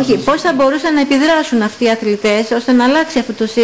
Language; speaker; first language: Greek; native; Greek